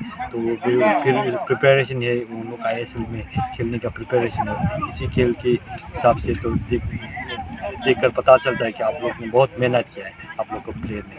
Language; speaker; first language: Hindi; non-native, fluent; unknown